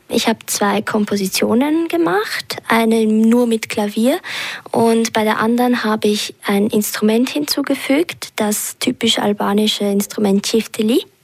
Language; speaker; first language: German; early bilingual, other home language; Albanian